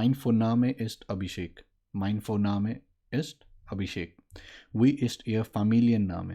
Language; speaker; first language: German; non-native, learner; Maithili